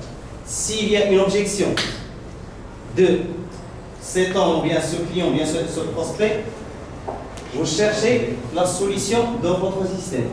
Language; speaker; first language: French; non-native, local second language; Arabic